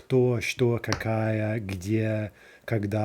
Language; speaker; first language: Russian; non-native, fluent; English